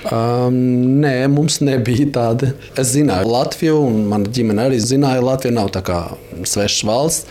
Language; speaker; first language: Latvian; non-native, fluent; Albanian